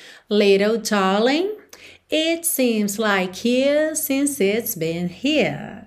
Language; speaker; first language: English; non-native, fluent; Portuguese